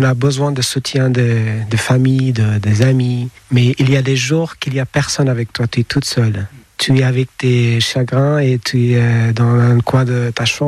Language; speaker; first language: French; non-native, fluent; Persian